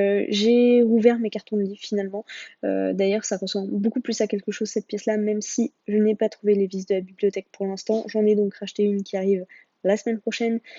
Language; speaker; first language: French; native; French